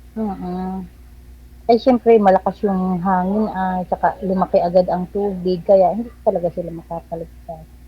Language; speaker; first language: Filipino; non-native, local second language; Bikol